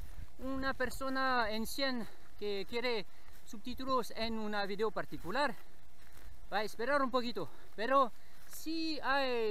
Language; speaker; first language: Spanish; non-native, learner; French